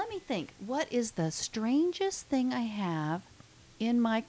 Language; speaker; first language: English; native; English